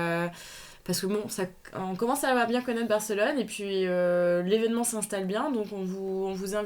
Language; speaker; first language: French; native; French